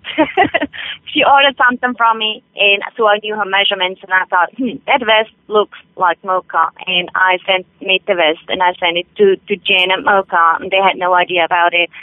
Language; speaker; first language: English; non-native, fluent; Swiss German